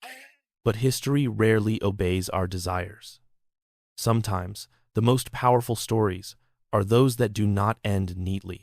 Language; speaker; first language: English; native; English